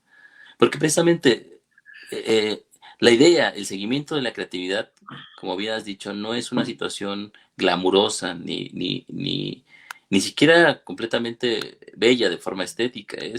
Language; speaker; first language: Spanish; native; Spanish